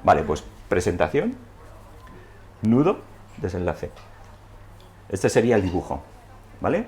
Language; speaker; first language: Spanish; native; Spanish